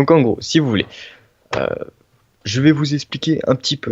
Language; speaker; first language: French; native; French